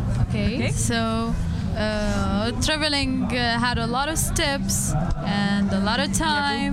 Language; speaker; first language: English; non-native, fluent; Arabic